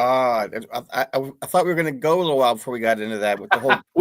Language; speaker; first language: English; native; English